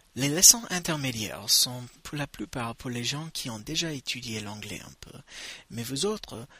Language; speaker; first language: French; non-native, fluent; English